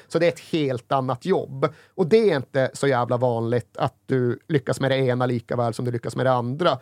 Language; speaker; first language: Swedish; native; Swedish